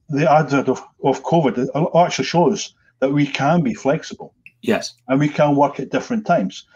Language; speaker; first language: English; native; English